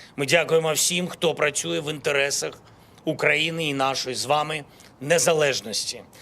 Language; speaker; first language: Ukrainian; non-native, local second language; Russian